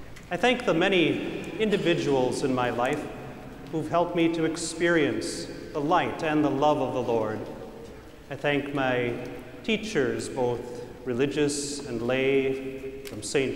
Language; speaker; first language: English; native; English